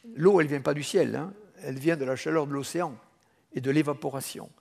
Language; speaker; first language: French; native; French